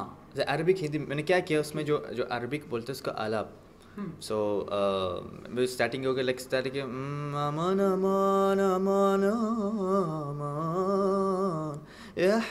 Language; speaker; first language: Hindi; non-native, fluent; Arabic